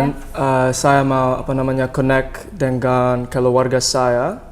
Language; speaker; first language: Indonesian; non-native, learner; English